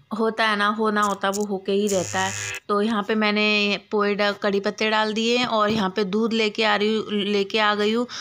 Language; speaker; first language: Hindi; native; Hindi